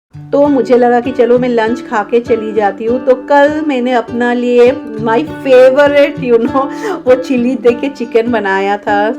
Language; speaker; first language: Hindi; non-native, local second language; Bangla